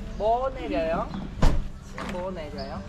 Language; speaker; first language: Korean; native; Korean